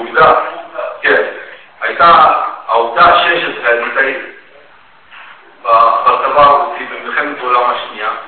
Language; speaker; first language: Hebrew; non-native, fluent; Russian